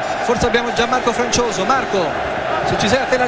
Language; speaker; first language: Italian; native; Italian